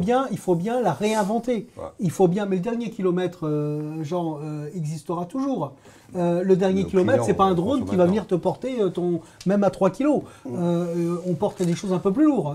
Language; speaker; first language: French; native; French